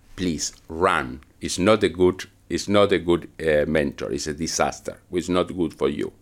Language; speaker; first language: English; non-native, learner; Spanish